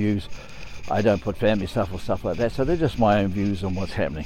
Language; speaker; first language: English; native; English